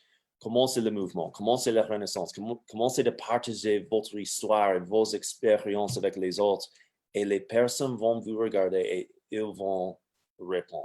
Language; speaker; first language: French; non-native, fluent; English